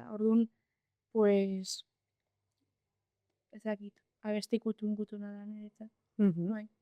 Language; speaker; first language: Basque; non-native, local second language; Spanish